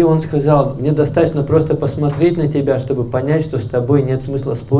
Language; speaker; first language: Russian; native; Russian